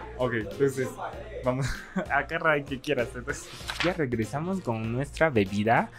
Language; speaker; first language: Spanish; non-native, fluent; Chinese